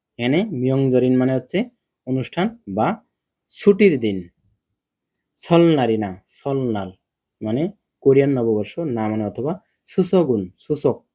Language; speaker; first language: Bangla; native; Bangla